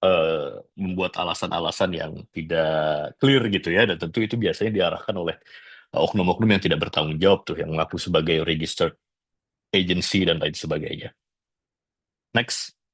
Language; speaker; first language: Indonesian; native; Indonesian